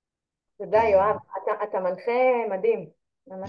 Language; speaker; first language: Hebrew; native; Hebrew